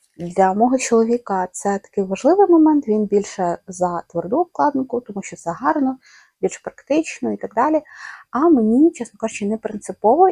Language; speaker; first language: Ukrainian; non-native, local second language; Russian